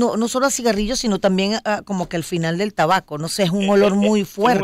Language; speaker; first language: Spanish; native; Spanish